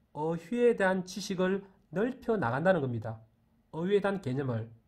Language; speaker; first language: Korean; native; Korean